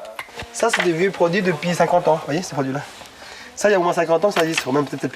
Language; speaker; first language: French; non-native, fluent; Chinese